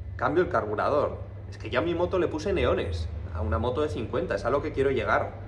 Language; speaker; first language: Spanish; native; Spanish